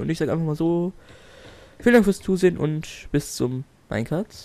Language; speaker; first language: German; native; German